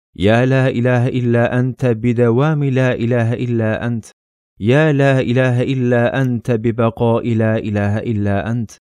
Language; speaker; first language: Arabic; non-native, fluent; Turkish